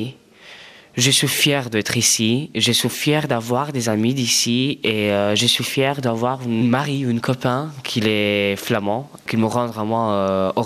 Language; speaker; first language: French; non-native, fluent; Romanian